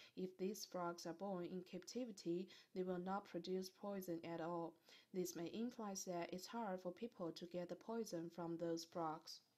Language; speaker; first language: English; non-native, fluent; Chinese